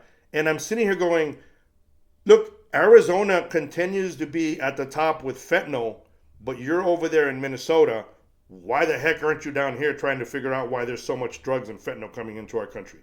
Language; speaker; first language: English; native; English